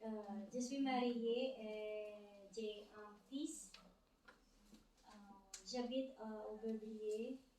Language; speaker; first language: French; non-native, learner; Filipino